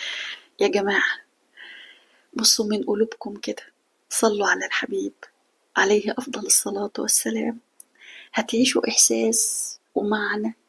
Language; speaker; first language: Arabic; native; Arabic